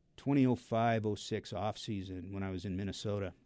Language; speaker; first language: English; native; English